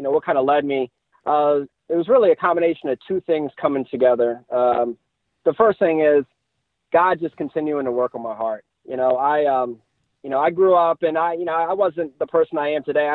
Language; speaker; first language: English; native; English